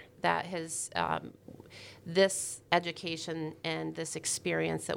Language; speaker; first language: English; native; English